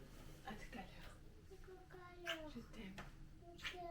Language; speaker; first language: French; native; French